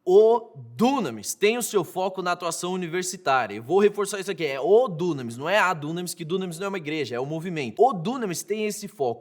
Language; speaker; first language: Portuguese; native; Portuguese